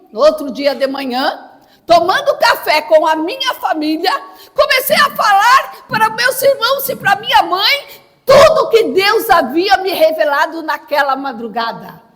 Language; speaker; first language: Portuguese; native; Portuguese